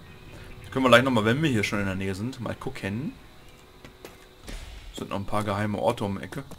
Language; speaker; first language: German; native; German